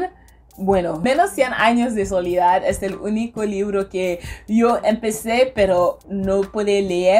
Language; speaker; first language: Spanish; non-native, fluent; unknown